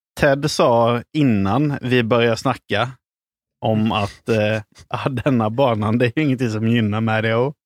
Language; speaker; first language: Swedish; native; Swedish